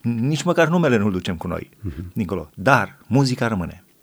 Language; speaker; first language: Romanian; native; Romanian